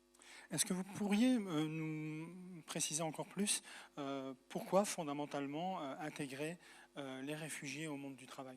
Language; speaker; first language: French; native; French